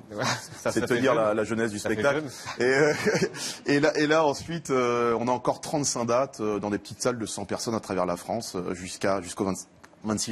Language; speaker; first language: French; native; French